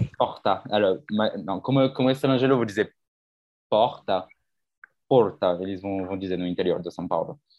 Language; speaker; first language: French; native; French